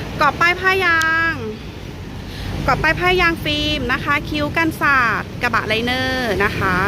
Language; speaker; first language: Thai; native; Thai